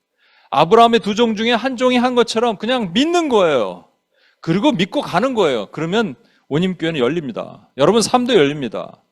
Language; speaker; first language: Korean; native; Korean